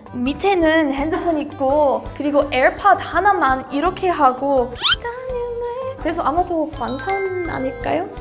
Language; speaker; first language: Korean; non-native, learner; English